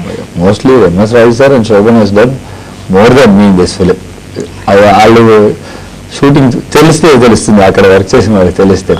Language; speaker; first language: Telugu; non-native, learner; Tamil